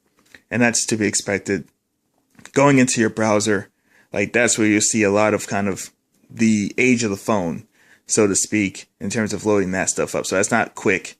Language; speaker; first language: English; native; English